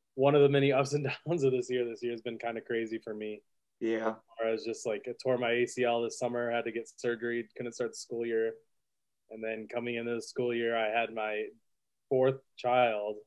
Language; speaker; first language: English; native; English